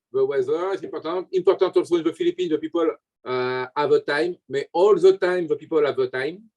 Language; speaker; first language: English; non-native, learner; French